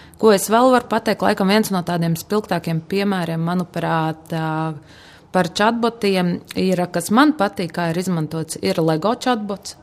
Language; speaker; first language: Latvian; native; Latvian